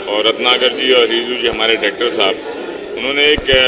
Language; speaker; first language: Hindi; native; Hindi